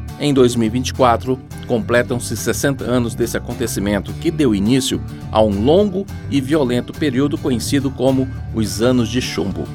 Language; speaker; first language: Portuguese; native; Portuguese